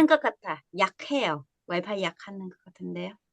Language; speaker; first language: Korean; non-native, learner; Vietnamese